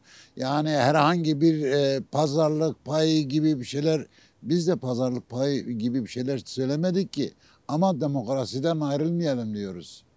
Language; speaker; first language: Turkish; non-native, local second language; Kurdish